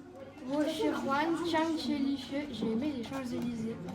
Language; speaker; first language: French; non-native, learner; Chinese